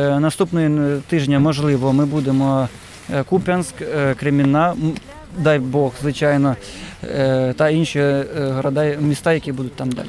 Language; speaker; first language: Ukrainian; non-native, fluent; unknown